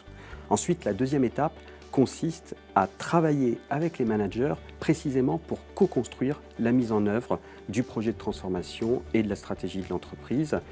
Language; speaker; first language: French; native; French